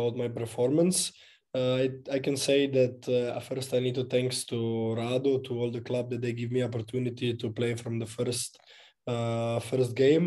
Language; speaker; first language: English; non-native, fluent; Slovenian